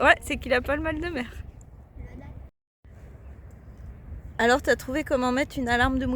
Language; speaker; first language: French; native; French